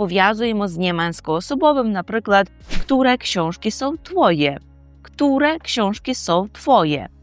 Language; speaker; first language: Polish; non-native, fluent; Ukrainian